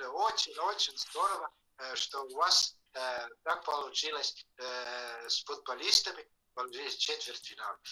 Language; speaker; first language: Russian; non-native, fluent; Estonian